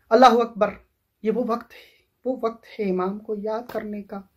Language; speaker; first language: Urdu; non-native, local second language; Sindhi